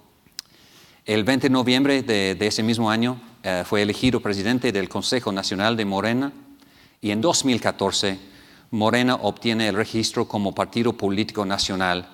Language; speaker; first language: Spanish; non-native, fluent; English